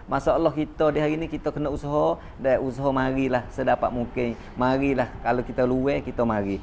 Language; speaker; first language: Malay; native; Malay